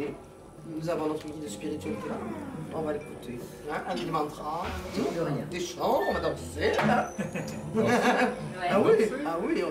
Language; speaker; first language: French; native; French